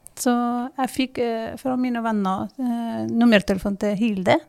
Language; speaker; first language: Norwegian; non-native, learner; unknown